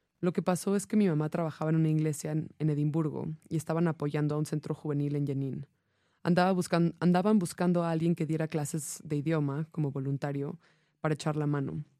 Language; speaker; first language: Spanish; non-native, fluent; English